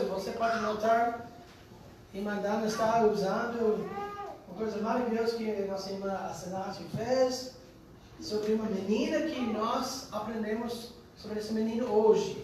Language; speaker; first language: Portuguese; non-native, fluent; English